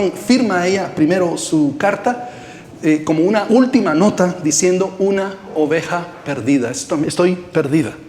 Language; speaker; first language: Spanish; native; Spanish